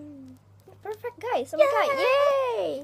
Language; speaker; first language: English; non-native, learner; Indonesian